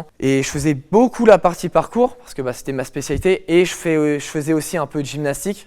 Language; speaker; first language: French; native; French